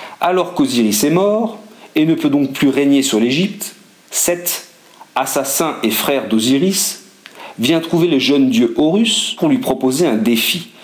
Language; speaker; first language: French; native; French